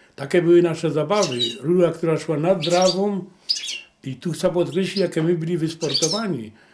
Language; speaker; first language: Polish; native; Polish